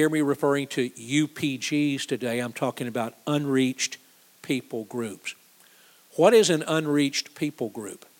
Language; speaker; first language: English; native; English